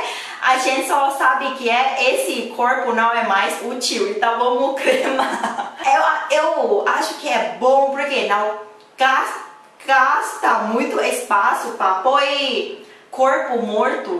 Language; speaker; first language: Portuguese; non-native, learner; Thai